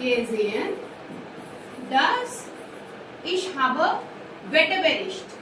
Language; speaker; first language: German; non-native, fluent; Hindi